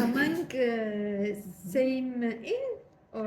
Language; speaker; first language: English; non-native, learner; Arabic